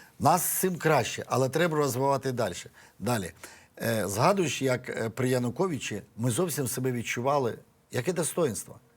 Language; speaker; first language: Ukrainian; native; Ukrainian